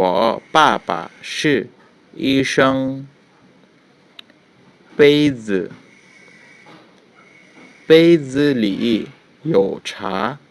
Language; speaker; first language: Chinese; non-native, fluent; Bangla